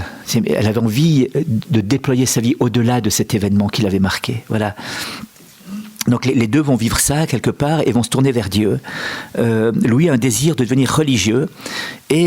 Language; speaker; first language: French; native; French